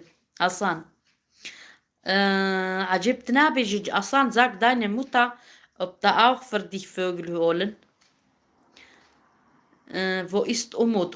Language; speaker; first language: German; non-native, learner; Kurdish